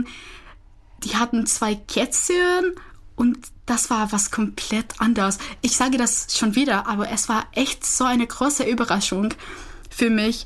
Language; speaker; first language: German; non-native, learner; Czech